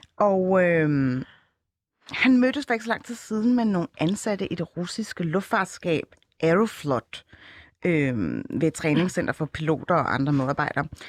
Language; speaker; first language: Danish; early bilingual, other home language; Arabic